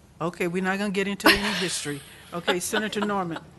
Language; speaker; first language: English; native; English